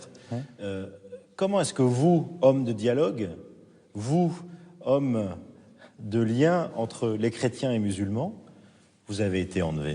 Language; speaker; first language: French; native; French